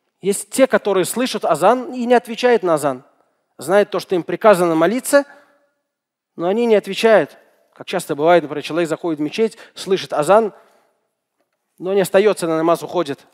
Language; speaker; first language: Russian; native; Russian